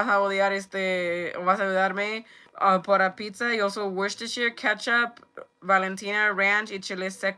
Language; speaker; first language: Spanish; non-native, learner; English